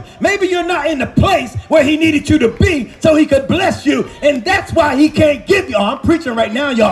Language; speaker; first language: English; native; English